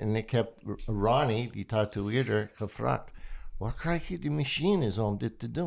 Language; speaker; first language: Dutch; non-native, learner; English